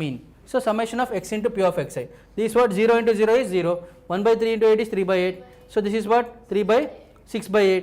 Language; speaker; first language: English; non-native, local second language; Telugu